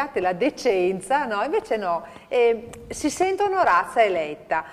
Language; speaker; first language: Italian; native; Italian